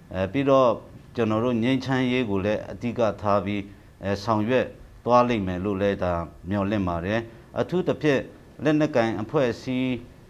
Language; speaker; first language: Burmese; non-native, local second language; Lahu